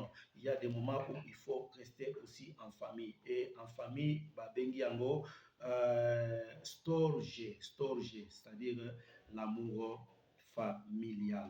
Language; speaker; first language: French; non-native, local second language; Lingala